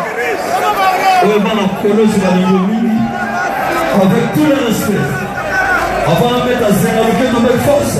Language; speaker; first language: French; non-native, local second language; Lingala